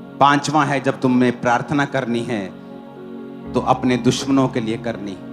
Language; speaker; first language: Hindi; non-native, local second language; Punjabi